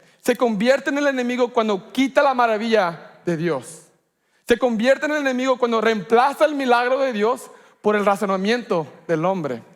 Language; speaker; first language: Spanish; early bilingual, heritage; Spanish